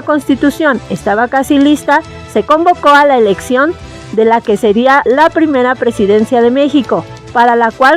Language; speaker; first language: Spanish; native; Spanish